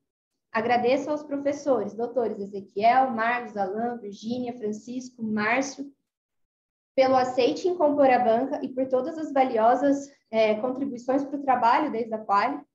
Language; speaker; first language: Portuguese; native; Portuguese